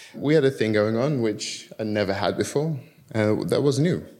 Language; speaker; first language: English; early bilingual, other home language; Dutch